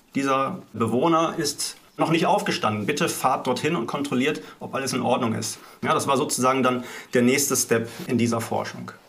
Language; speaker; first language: German; native; German